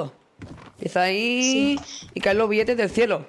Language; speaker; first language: Spanish; native; Spanish